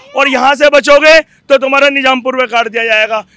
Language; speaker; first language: Hindi; native; Hindi